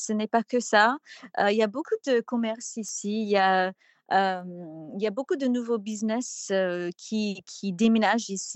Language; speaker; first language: French; non-native, fluent; English